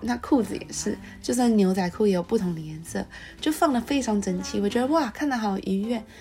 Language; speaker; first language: Chinese; native; Chinese